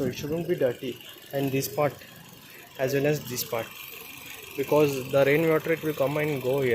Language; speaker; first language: English; non-native, local second language; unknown